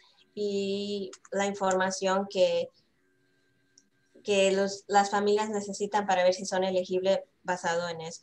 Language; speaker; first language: Spanish; early bilingual, heritage; Spanish